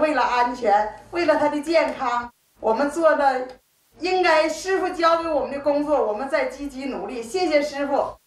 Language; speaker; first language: Chinese; native; Chinese